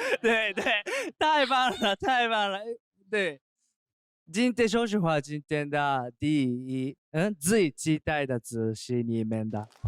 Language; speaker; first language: Chinese; non-native, learner; Japanese